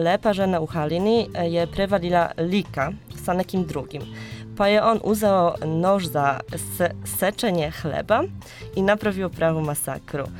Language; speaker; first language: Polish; non-native, learner; Serbian